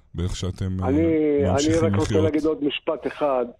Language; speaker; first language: Hebrew; native; Hebrew